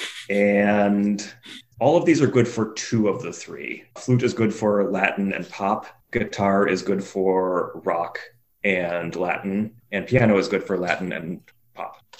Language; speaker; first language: English; native; English